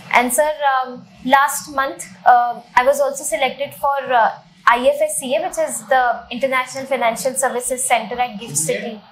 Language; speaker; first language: English; non-native, local second language; Hindi